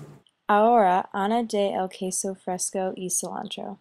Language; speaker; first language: Spanish; non-native, learner; English